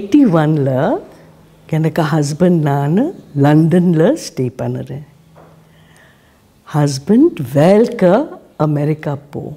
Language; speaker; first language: Tamil; non-native, learner; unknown